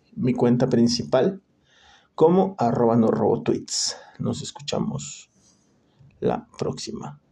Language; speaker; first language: Spanish; native; Spanish